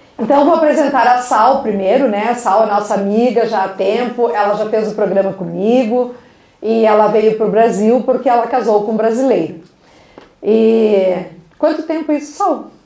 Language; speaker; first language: Portuguese; native; Portuguese